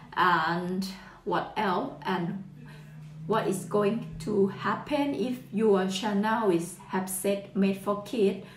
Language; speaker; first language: English; non-native, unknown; Thai